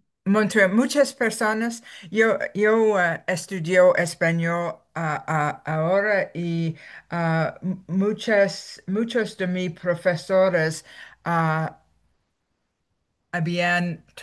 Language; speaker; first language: Spanish; non-native, learner; English